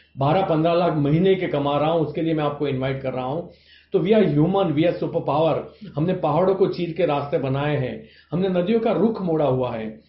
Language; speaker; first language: Hindi; non-native, local second language; Gujarati